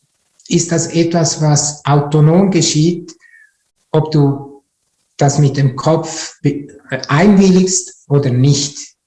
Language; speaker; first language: German; non-native, fluent; Italian